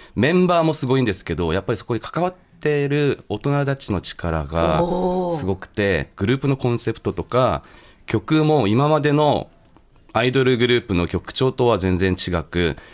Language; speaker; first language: Japanese; non-native, fluent; Korean